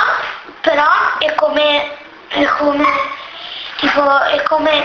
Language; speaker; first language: Italian; early bilingual, other home language; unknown